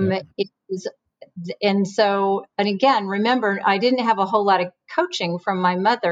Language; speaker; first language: English; native; English